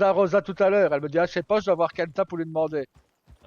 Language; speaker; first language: French; native; French